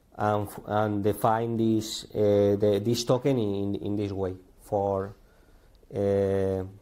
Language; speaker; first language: English; non-native, learner; Spanish